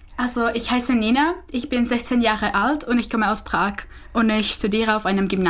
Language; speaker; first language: German; non-native, fluent; Czech